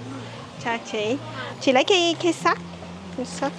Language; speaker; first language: Vietnamese; early bilingual, heritage; Vietnamese